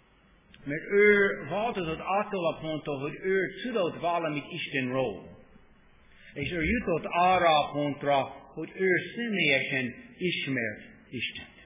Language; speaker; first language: Hungarian; non-native, fluent; English